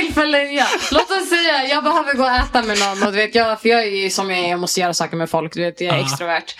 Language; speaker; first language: Swedish; native; Swedish